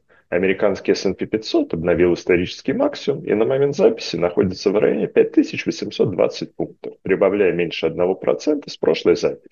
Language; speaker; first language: Russian; native; Russian